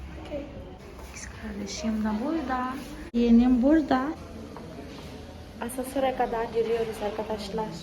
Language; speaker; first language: Turkish; non-native, fluent; Portuguese